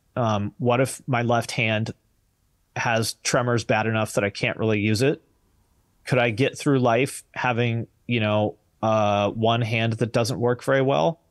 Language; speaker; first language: English; native; English